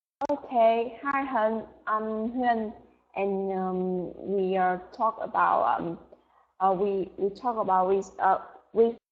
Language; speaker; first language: English; non-native, learner; Vietnamese